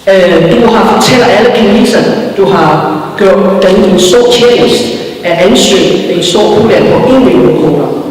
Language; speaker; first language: Danish; non-native, fluent; Chinese